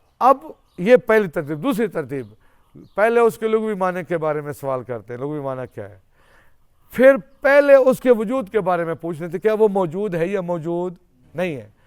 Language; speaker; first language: Urdu; non-native, local second language; Saraiki